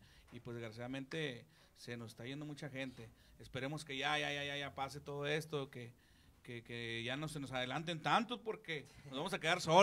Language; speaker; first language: Spanish; native; Spanish